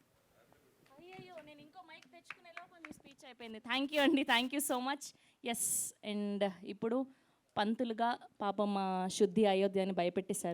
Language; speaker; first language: Telugu; native; Telugu